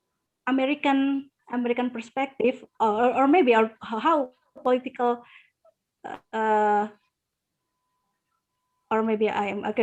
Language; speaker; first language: English; non-native, learner; Indonesian